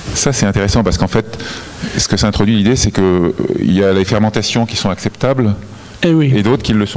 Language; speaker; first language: French; native; French